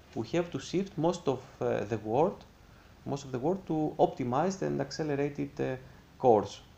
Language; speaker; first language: English; non-native, fluent; Greek